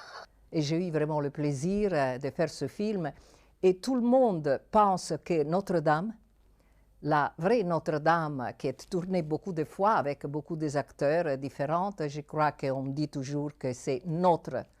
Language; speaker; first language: French; non-native, fluent; Italian